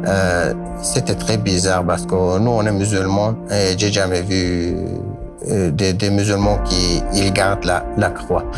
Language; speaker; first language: French; non-native, learner; Kurdish